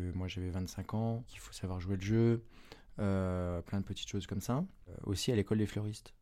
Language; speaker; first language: French; native; French